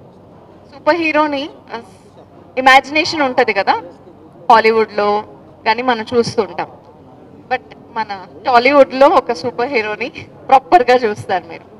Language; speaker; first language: Telugu; non-native, fluent; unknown